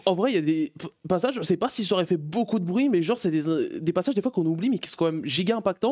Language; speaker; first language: French; native; French